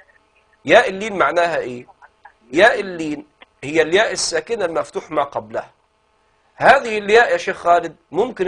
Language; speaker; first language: Arabic; native; Arabic